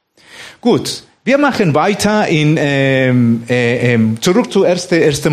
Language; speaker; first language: German; non-native, fluent; Spanish